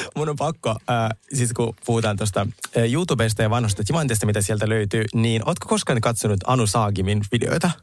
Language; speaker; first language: Finnish; native; Finnish